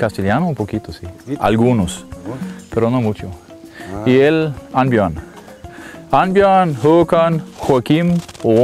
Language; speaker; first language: Spanish; non-native, learner; Danish